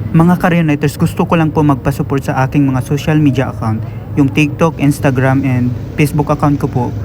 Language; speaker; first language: Filipino; non-native, local second language; Waray